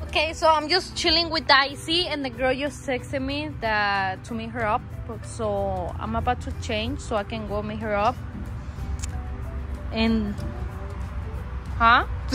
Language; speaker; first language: English; early bilingual, other home language; Spanish